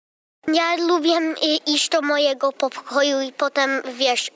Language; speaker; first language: Polish; early bilingual, heritage; Polish